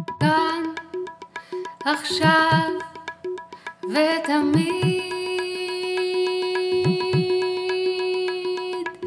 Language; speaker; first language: Hebrew; native; Hebrew